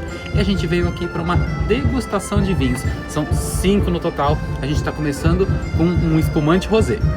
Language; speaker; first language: Portuguese; native; Portuguese